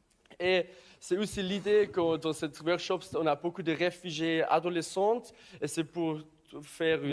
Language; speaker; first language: French; non-native, learner; German